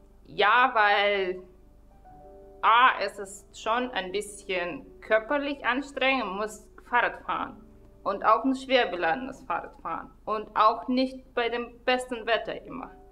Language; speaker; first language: German; non-native, fluent; Russian